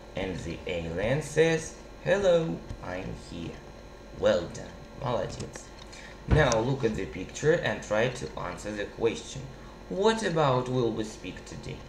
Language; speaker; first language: English; non-native, fluent; Russian